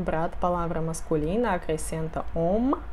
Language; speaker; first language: Portuguese; non-native, fluent; Russian